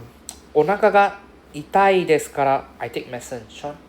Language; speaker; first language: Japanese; non-native, fluent; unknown